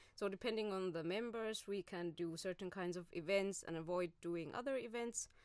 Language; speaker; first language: English; non-native, fluent; Finnish